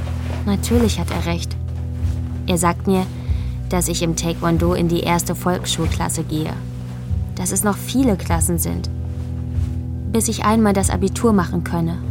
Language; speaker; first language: German; native; German